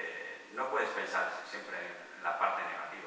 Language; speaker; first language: Spanish; native; Spanish